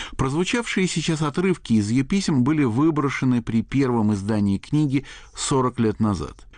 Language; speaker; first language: Russian; native; Russian